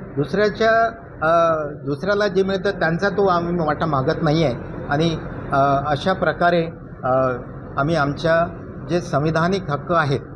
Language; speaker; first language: Marathi; non-native, local second language; Lambadi